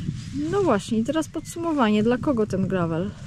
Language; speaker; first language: Polish; native; Polish